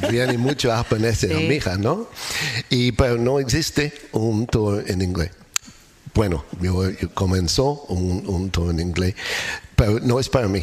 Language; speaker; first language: Spanish; non-native, learner; English